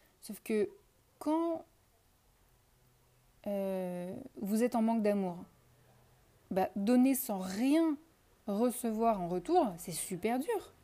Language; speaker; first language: French; native; French